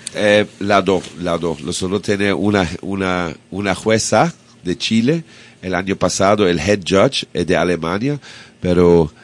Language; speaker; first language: Spanish; non-native, learner; German